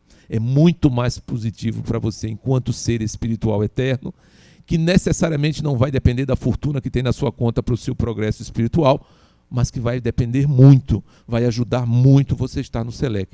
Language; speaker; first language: Portuguese; native; Portuguese